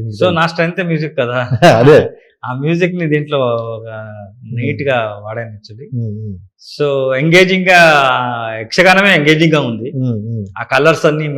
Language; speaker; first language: Telugu; non-native, learner; Kannada